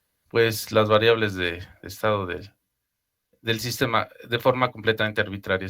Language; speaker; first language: Spanish; native; Spanish